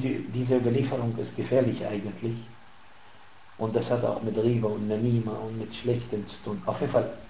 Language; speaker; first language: German; non-native, fluent; Arabic